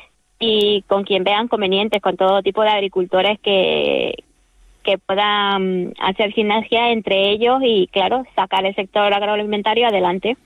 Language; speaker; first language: Spanish; native; Spanish